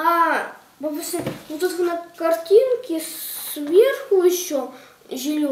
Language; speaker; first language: Russian; native; Russian